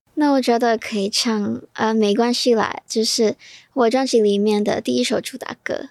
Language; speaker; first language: Chinese; non-native, fluent; Thai